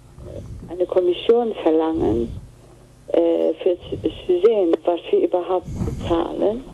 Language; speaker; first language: German; non-native, fluent; Greek